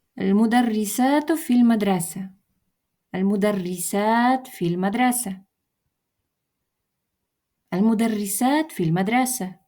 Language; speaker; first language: Arabic; non-native, fluent; Russian